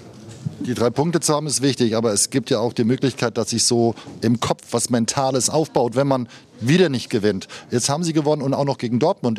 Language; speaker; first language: German; native; German